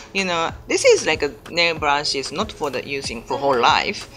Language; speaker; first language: English; non-native, learner; Japanese